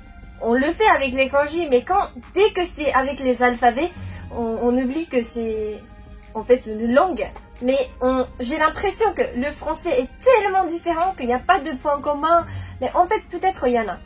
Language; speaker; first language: French; non-native, fluent; Japanese